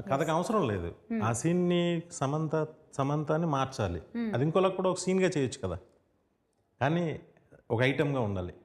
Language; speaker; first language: Telugu; native; Telugu